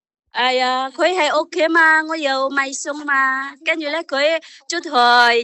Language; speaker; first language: Chinese; non-native, learner; Indonesian